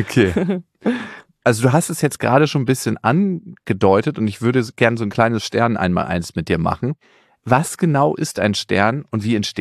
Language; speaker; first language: German; native; German